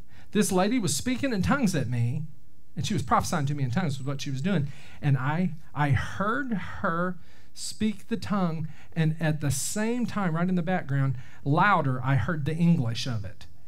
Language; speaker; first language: English; native; English